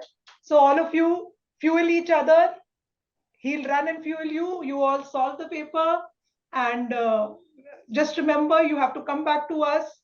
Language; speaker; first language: English; non-native, local second language; Hindi